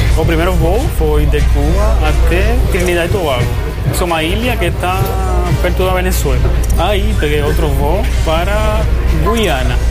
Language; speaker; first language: Portuguese; non-native, fluent; Spanish